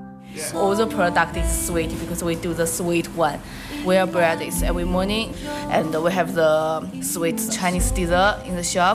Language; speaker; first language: English; non-native, learner; Chinese